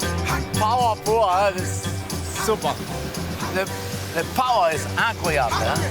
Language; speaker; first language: French; non-native, fluent; German